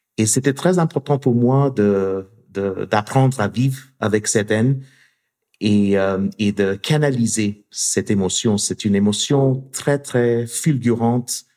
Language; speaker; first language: French; non-native, fluent; English